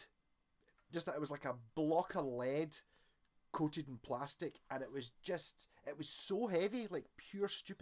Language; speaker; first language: English; native; English